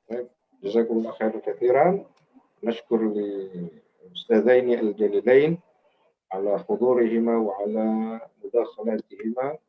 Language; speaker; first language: Arabic; non-native, fluent; Indonesian